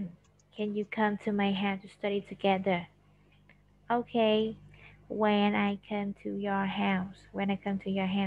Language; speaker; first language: English; non-native, fluent; Vietnamese